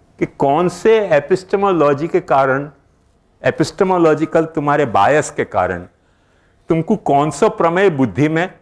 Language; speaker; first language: Hindi; native; Hindi